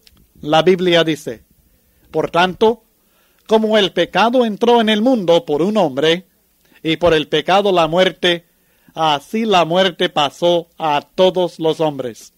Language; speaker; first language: Spanish; native; Spanish